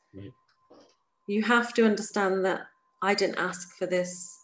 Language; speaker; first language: English; native; English